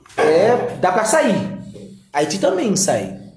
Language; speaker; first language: Portuguese; non-native, learner; Haitian Creole